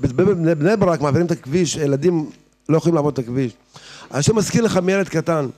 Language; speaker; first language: Hebrew; native; Hebrew